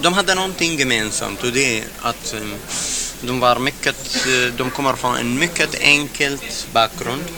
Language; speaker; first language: Swedish; non-native, fluent; Arabic